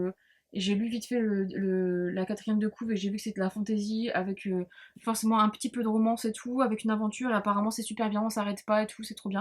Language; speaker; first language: French; native; French